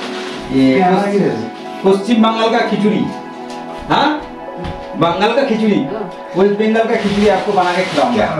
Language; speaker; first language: Hindi; non-native, local second language; Bangla